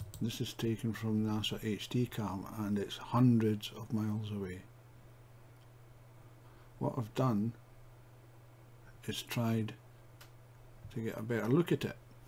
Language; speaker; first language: English; native; English